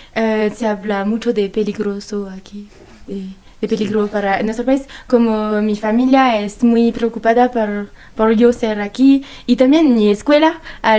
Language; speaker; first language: Spanish; non-native, learner; French